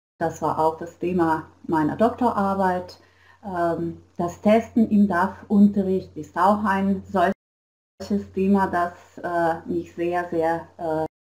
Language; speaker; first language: German; non-native, fluent; Slovenian